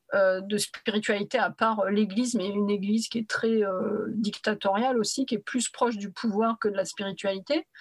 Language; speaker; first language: French; early bilingual, other home language; Arabic